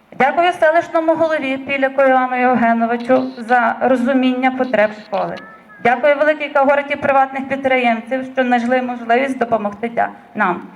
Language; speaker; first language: Ukrainian; native; Ukrainian